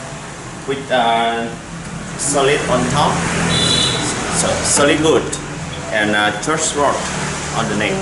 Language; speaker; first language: English; non-native, learner; Vietnamese